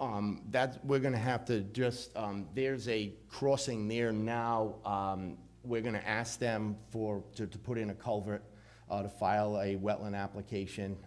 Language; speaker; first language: English; native; English